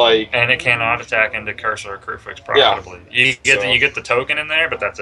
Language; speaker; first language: English; native; English